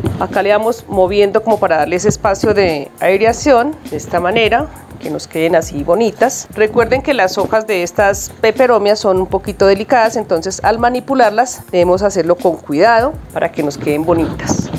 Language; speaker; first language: Spanish; native; Spanish